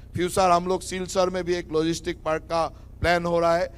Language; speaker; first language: Hindi; non-native, local second language; Assamese